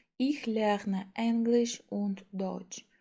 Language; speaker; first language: German; non-native, fluent; Ukrainian